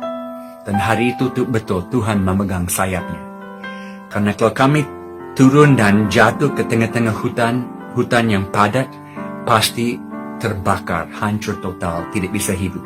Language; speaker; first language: Indonesian; non-native, fluent; English